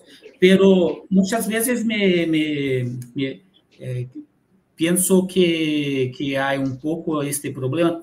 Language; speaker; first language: Spanish; non-native, fluent; Portuguese